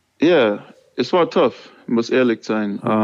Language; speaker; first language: German; non-native, learner; English